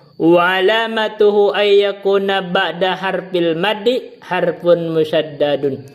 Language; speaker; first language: Arabic; non-native, fluent; Indonesian